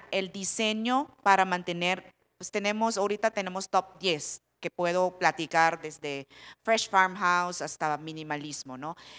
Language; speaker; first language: Spanish; non-native, fluent; Filipino